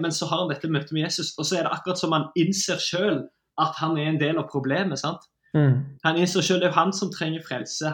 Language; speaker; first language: Norwegian; native; Norwegian